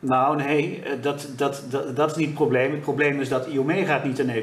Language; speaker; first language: Dutch; native; Dutch